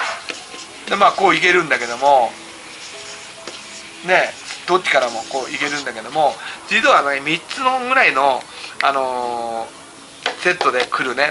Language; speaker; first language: Japanese; native; Japanese